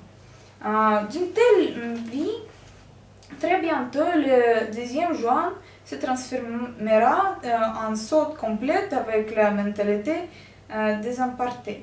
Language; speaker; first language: French; non-native, learner; Russian